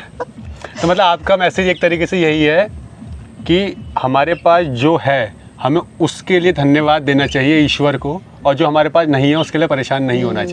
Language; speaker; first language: Hindi; native; Hindi